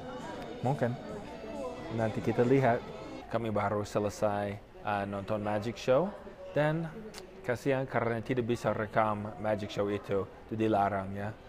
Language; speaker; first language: Indonesian; non-native, fluent; English